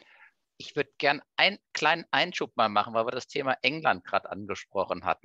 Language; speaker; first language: German; native; German